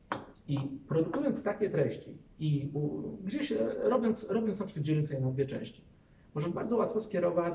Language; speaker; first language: Polish; native; Polish